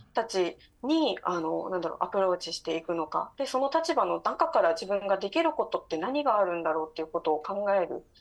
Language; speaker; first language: Japanese; native; Japanese